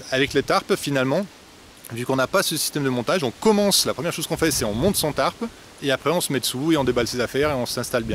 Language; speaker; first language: French; native; French